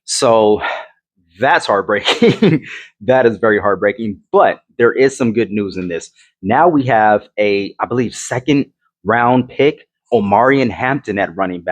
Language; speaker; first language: English; native; English